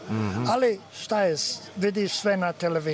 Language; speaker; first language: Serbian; early bilingual, heritage; Serbian